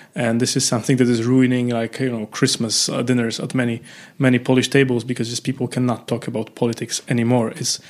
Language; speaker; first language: English; non-native, fluent; Polish